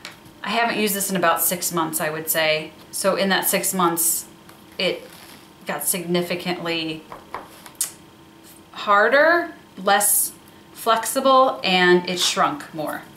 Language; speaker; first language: English; native; English